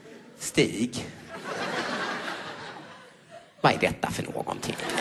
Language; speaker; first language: Swedish; native; Swedish